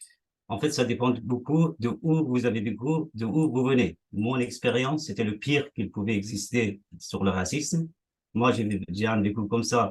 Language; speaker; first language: French; non-native, fluent; Persian